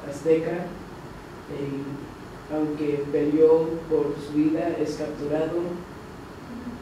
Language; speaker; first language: Spanish; non-native, learner; English